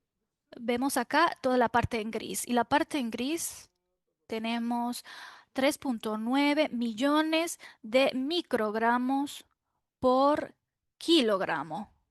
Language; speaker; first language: Spanish; non-native, fluent; German